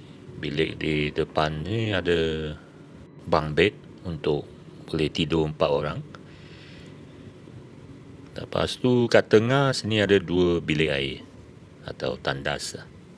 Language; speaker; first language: Malay; native; Malay